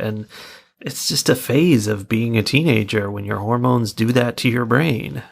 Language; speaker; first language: English; native; English